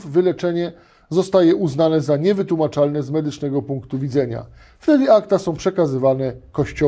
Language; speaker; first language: Polish; native; Polish